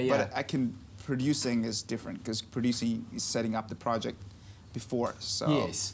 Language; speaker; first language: English; non-native, local second language; Russian